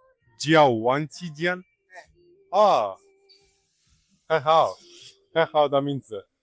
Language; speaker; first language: Chinese; non-native, learner; Arabic